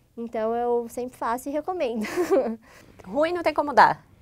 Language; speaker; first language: Portuguese; native; Portuguese